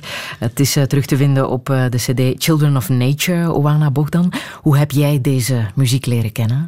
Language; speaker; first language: Dutch; native; Dutch